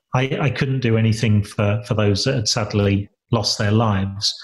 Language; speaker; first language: English; native; English